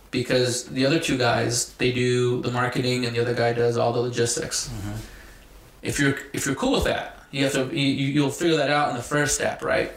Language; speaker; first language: English; native; English